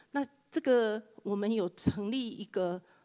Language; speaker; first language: Chinese; native; Chinese